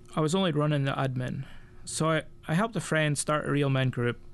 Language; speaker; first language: English; native; English